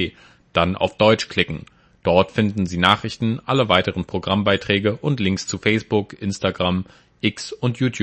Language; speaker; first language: German; native; German